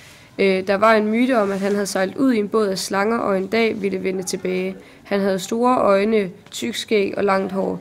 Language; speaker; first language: Danish; native; Danish